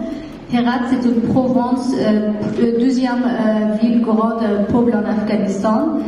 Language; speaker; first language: French; non-native, learner; Persian